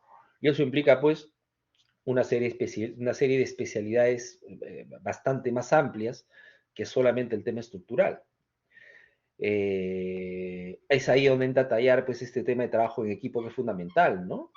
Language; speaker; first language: Spanish; native; Spanish